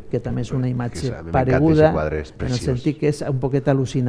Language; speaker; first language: Catalan; native; Catalan